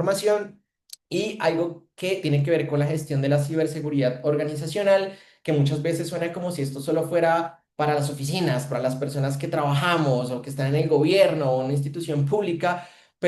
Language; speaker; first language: Spanish; native; Spanish